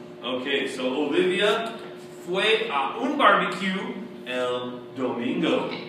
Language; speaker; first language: Spanish; non-native, fluent; English